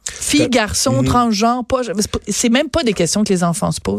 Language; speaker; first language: French; native; French